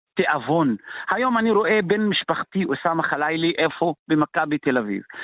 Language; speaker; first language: Hebrew; non-native, local second language; Arabic